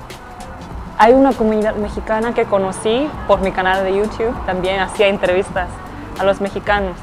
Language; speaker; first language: Spanish; non-native, fluent; Japanese